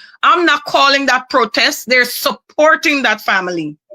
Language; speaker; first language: English; native; English